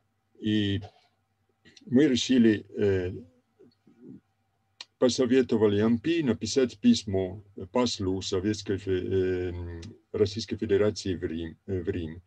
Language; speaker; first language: Russian; non-native, fluent; Italian